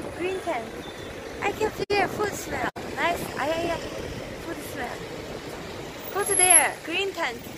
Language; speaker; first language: English; non-native, learner; Korean